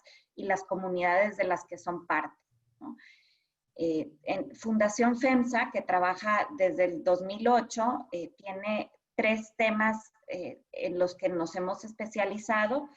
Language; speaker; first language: Spanish; native; Spanish